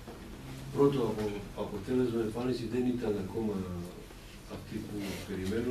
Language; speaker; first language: Greek; non-native, fluent; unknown